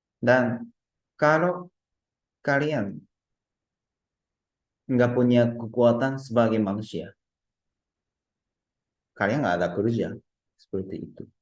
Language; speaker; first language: Indonesian; non-native, fluent; Japanese